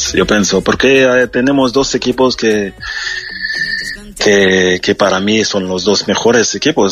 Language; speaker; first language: Spanish; non-native, fluent; French